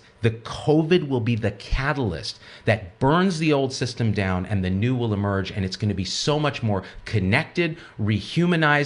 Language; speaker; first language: English; native; English